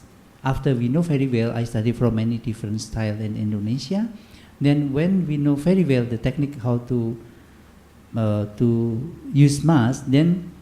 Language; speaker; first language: English; non-native, learner; Indonesian